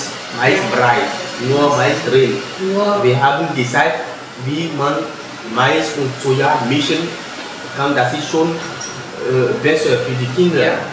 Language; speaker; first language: German; non-native, fluent; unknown